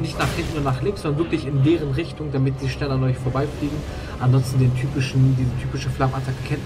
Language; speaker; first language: German; native; German